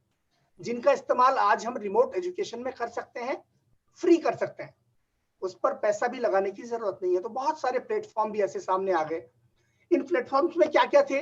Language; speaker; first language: Hindi; native; Hindi